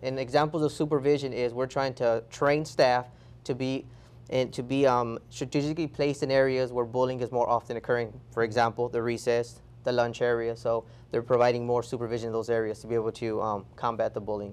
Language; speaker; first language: English; early bilingual, other home language; Spanish